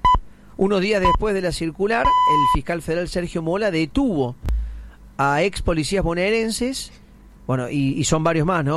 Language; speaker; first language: Spanish; native; Spanish